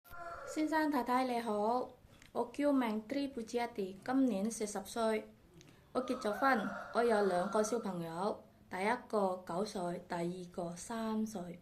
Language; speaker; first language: Cantonese; non-native, fluent; Indonesian